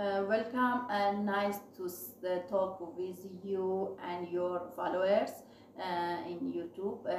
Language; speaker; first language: Persian; native; Persian